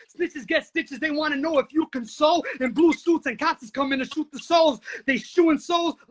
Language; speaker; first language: English; native; English